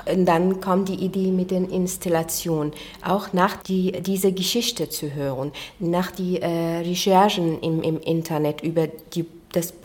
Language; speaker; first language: German; non-native, fluent; Arabic